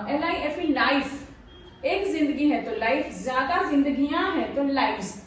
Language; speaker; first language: Hindi; non-native, local second language; Marathi